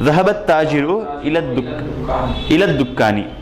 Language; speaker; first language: Arabic; non-native, fluent; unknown